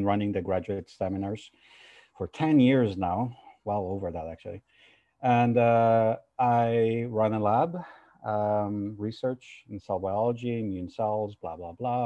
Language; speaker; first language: English; non-native, fluent; Portuguese